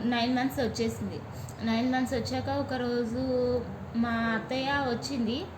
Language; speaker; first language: Telugu; native; Telugu